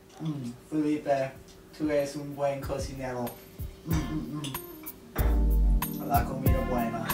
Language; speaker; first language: Spanish; non-native, learner; English